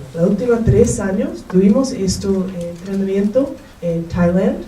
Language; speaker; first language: Spanish; non-native, learner; English